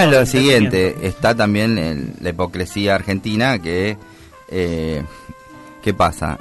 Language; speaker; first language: Spanish; native; Spanish